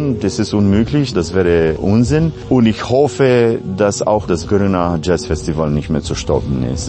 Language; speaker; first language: German; non-native, fluent; Romanian